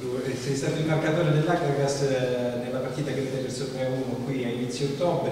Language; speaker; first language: Italian; native; Italian